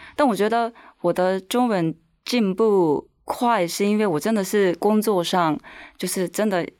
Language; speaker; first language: Chinese; non-native, fluent; Japanese